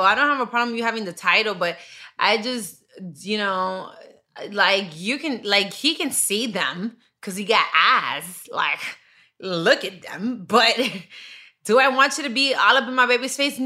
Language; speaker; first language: English; early bilingual, other home language; Spanish